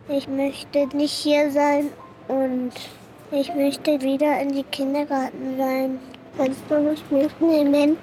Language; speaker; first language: German; early bilingual, other home language; Kurdish